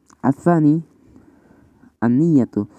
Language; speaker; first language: Arabic; non-native, fluent; Indonesian